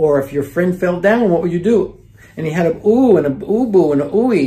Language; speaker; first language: English; native; English